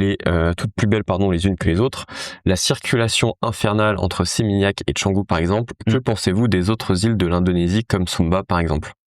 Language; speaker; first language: French; native; French